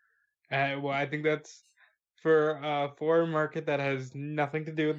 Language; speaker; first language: English; native; English